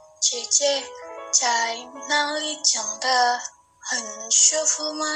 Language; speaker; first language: Chinese; non-native, learner; Indonesian